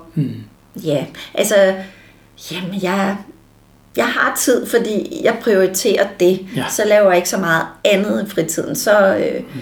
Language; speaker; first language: Danish; native; Danish